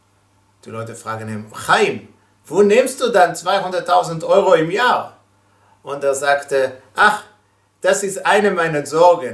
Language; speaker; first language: German; non-native, fluent; Hebrew